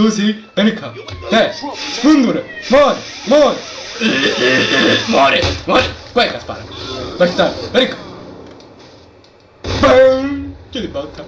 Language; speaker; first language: Italian; native; Italian